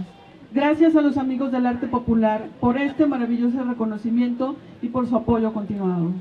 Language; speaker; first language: Spanish; native; Spanish